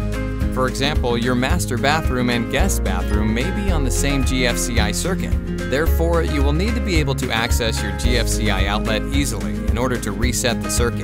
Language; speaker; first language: English; native; English